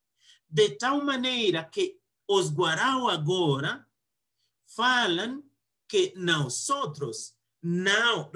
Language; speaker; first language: Portuguese; non-native, fluent; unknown